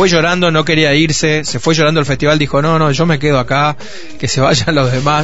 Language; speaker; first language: Spanish; native; Spanish